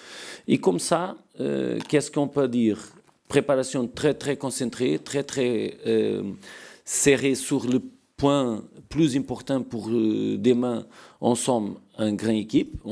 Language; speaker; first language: French; non-native, learner; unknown